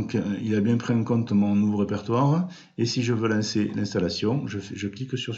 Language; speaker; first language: French; native; French